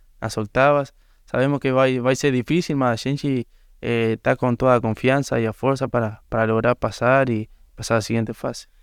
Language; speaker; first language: Portuguese; non-native, learner; Spanish